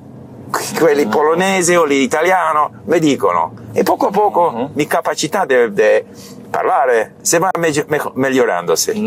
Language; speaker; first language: Italian; non-native, learner; English